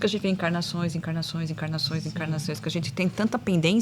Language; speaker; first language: Portuguese; native; Portuguese